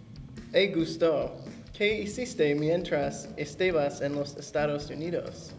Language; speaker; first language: Spanish; non-native, learner; English